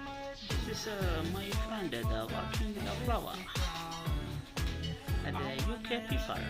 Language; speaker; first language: English; non-native, learner; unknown